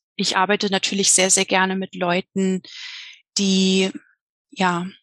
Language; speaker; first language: German; native; German